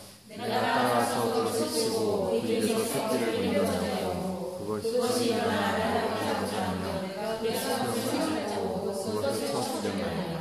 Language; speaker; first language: Korean; native; Korean